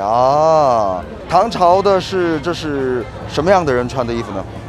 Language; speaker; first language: Chinese; non-native, fluent; Korean